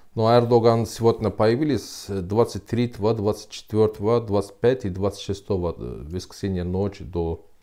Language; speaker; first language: Russian; non-native, learner; Turkish